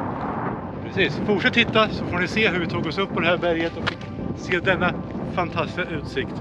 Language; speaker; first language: Swedish; native; Swedish